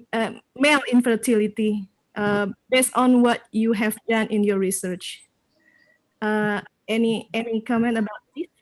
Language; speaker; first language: English; non-native, local second language; Indonesian